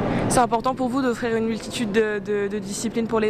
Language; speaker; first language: French; native; French